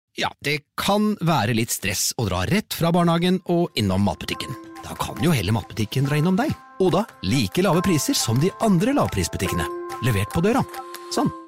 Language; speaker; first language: Norwegian; native; Norwegian